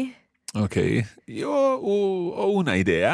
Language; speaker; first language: Italian; non-native, fluent; English